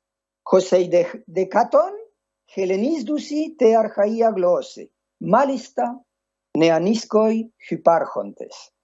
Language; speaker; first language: Greek; non-native, fluent; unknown